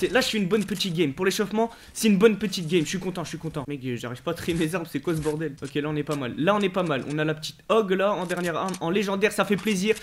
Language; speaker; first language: French; native; French